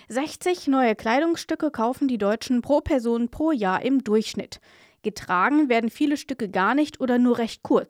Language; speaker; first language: German; native; German